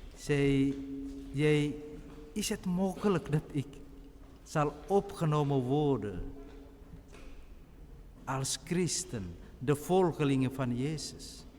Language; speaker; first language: Dutch; non-native, fluent; Indonesian